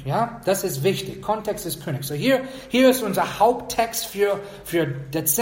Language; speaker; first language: German; non-native, fluent; English